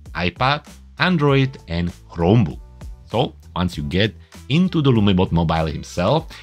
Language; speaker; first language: English; non-native, fluent; Czech